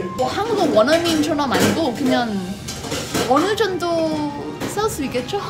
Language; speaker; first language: Korean; non-native, learner; English